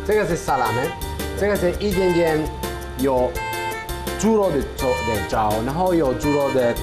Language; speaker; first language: Chinese; non-native, learner; Italian